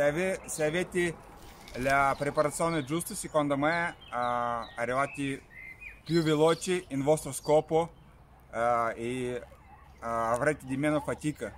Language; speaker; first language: Italian; non-native, fluent; Russian